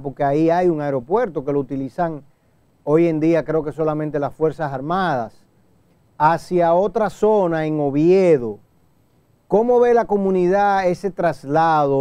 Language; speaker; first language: Spanish; native; Spanish